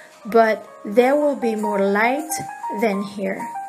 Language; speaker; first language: English; non-native, fluent; Portuguese